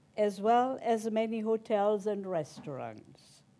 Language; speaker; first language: English; early bilingual, other home language; German